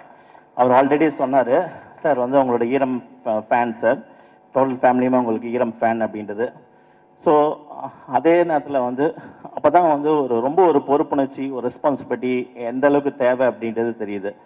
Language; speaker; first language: Tamil; native; Tamil